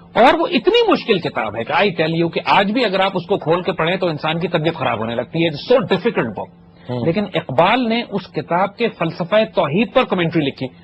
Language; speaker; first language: Urdu; native; Urdu